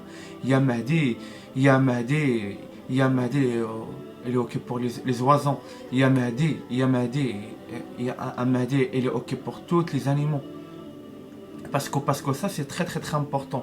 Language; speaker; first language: French; non-native, learner; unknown